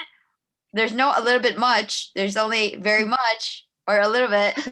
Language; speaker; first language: English; non-native, fluent; Chinese